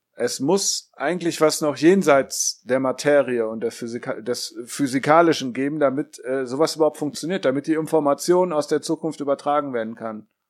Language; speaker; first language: German; native; German